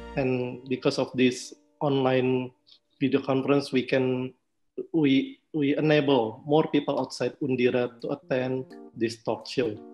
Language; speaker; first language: English; non-native, fluent; Indonesian